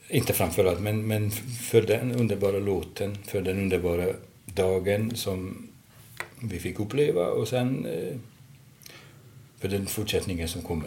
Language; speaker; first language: Swedish; non-native, fluent; Hungarian